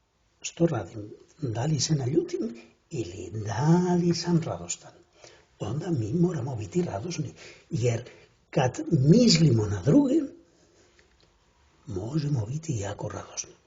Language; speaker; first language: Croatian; non-native, fluent; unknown